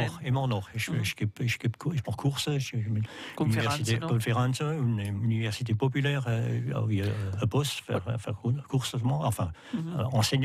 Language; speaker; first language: German; non-native, learner; French